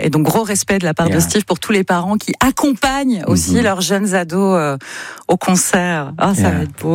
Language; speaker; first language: French; native; French